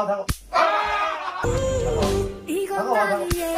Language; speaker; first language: Korean; native; Korean